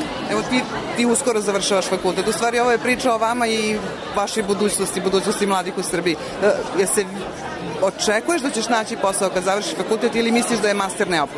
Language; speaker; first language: Serbian; native; Serbian